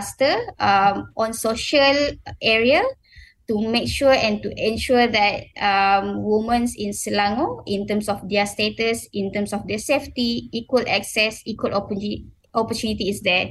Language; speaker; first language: English; non-native, local second language; Malay